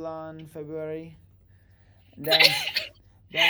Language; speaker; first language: Indonesian; non-native, learner; English